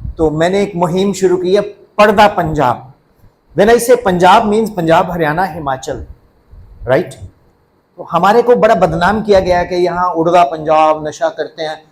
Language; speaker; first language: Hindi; non-native, local second language; Punjabi